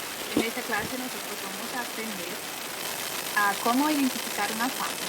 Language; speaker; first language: Spanish; non-native, fluent; Portuguese